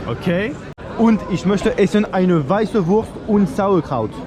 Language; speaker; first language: German; non-native, learner; French